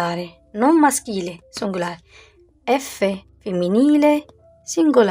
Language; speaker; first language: Italian; non-native, learner; Arabic